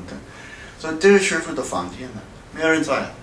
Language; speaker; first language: Chinese; non-native, fluent; English